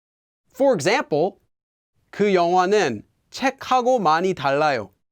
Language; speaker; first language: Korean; non-native, fluent; English